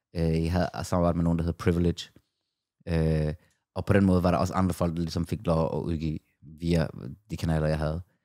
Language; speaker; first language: Danish; early bilingual, other home language; Persian